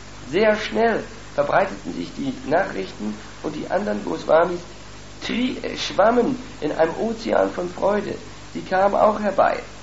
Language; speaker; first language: German; native; German